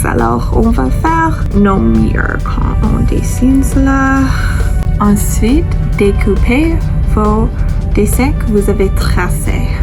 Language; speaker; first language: French; non-native, fluent; English